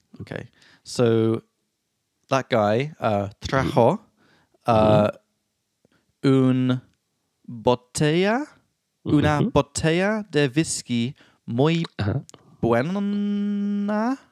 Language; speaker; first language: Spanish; non-native, learner; English